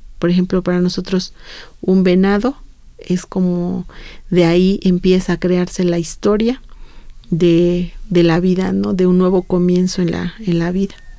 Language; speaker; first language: Spanish; non-native, local second language; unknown